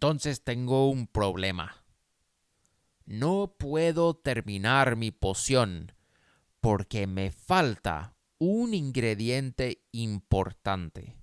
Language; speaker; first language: Spanish; non-native, fluent; English